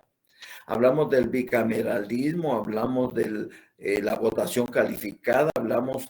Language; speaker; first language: Spanish; native; Spanish